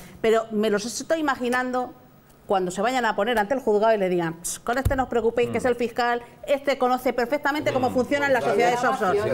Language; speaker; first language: Spanish; native; Spanish